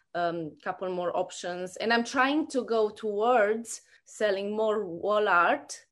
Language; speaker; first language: English; non-native, fluent; Romanian